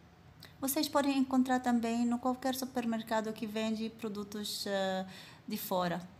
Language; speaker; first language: Portuguese; non-native, fluent; Arabic